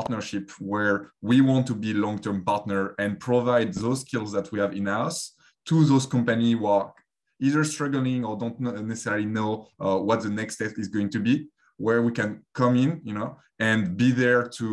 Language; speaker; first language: English; non-native, fluent; French